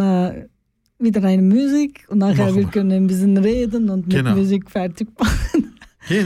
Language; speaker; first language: German; non-native, learner; Turkish